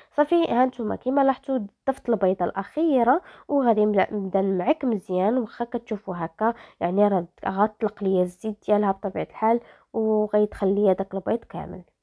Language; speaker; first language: Arabic; native; Arabic